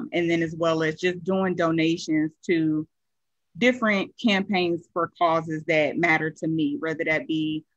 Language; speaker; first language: English; native; English